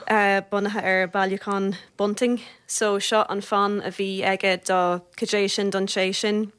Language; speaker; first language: Irish; non-native, local second language; English